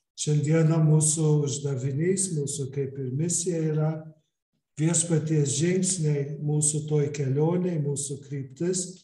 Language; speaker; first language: Lithuanian; early bilingual, heritage; English